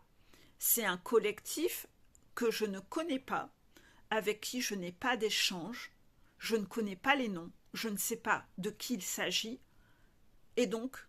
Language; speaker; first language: French; native; French